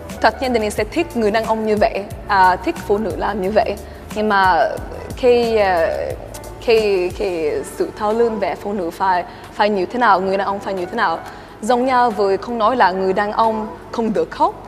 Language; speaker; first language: Vietnamese; early bilingual, heritage; Swedish